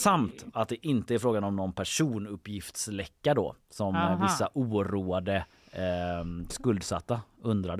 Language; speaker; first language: Swedish; native; Swedish